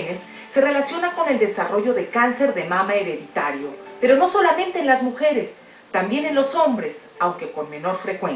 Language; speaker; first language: Spanish; native; Spanish